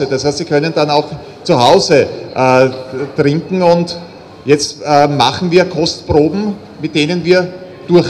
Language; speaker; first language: German; native; German